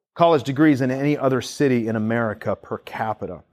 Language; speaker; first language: English; native; English